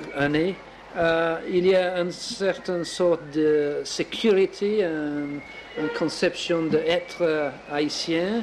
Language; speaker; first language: French; non-native, learner; English